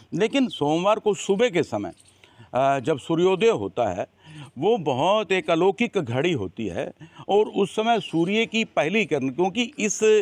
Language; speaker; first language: Hindi; native; Hindi